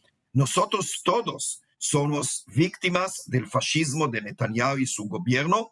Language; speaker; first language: Spanish; non-native, fluent; Hebrew